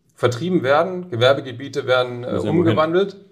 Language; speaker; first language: German; native; German